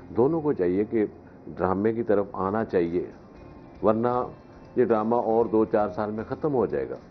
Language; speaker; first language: Urdu; non-native, local second language; Punjabi